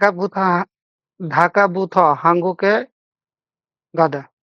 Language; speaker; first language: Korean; non-native, learner; Bangla